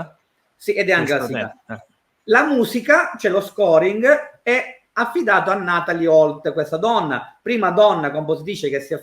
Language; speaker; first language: Italian; native; Italian